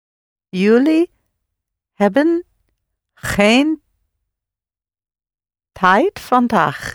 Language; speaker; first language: Dutch; non-native, learner; English